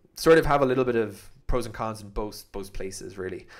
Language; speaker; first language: English; native; English